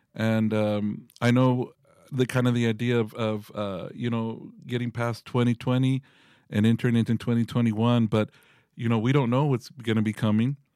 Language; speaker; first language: English; early bilingual, other home language; Spanish